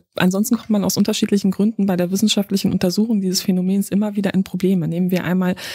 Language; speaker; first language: German; non-native, fluent; Polish